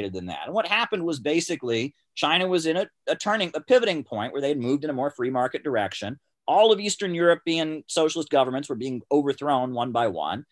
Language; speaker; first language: English; native; English